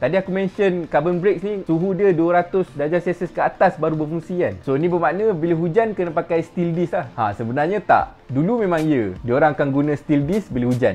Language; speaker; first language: Malay; native; Malay